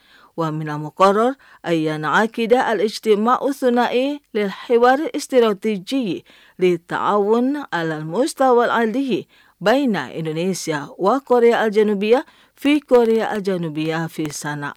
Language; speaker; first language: Arabic; non-native, fluent; Indonesian